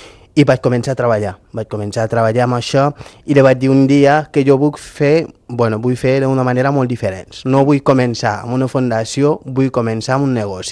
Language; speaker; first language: Catalan; non-native, fluent; Fula